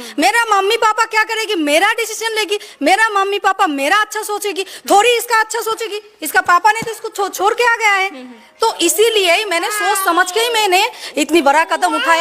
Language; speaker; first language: Hindi; non-native, fluent; Bangla